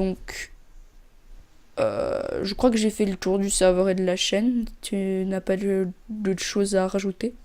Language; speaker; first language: French; native; French